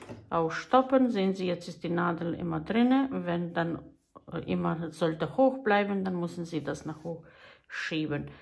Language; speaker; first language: German; non-native, fluent; Bosnian